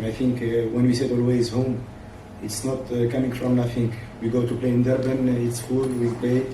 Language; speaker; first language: English; non-native, learner; French